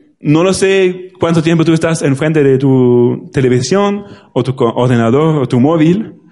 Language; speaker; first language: Spanish; non-native, fluent; German